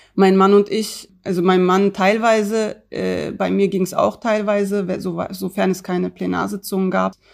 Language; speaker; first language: German; early bilingual, other home language; Turkish